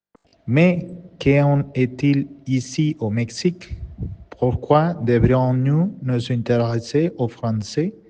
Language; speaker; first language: French; non-native, learner; Spanish